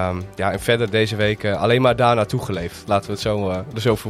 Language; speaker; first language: Dutch; native; Dutch